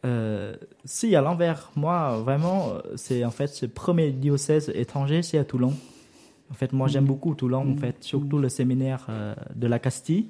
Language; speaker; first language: French; non-native, learner; Vietnamese